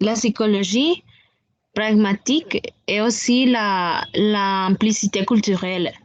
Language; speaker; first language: French; non-native, learner; Spanish